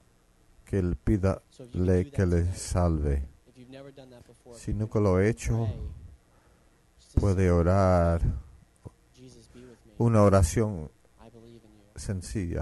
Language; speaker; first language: Spanish; non-native, fluent; Finnish